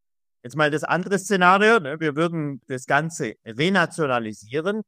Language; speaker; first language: German; native; German